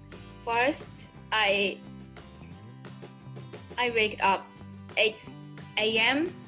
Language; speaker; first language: English; non-native, learner; Japanese